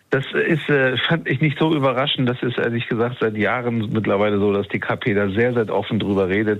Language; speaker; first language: German; native; German